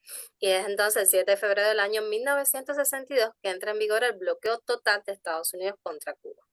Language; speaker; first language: Spanish; native; Spanish